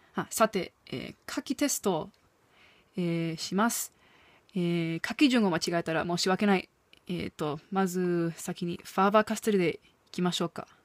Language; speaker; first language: Japanese; non-native, fluent; English